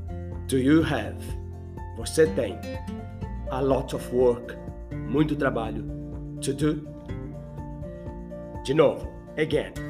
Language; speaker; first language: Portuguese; non-native, fluent; English